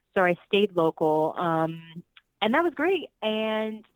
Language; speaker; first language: English; early bilingual, other home language; Spanish